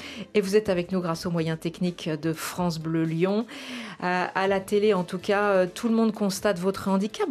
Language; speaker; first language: French; native; French